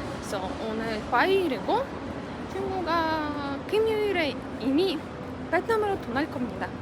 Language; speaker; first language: Korean; non-native, learner; Ukrainian